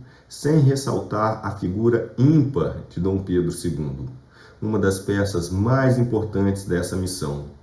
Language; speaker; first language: Portuguese; native; Portuguese